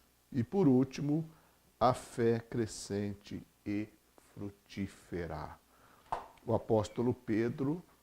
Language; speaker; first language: Portuguese; native; Portuguese